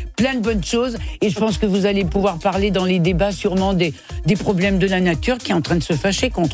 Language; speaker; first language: French; native; French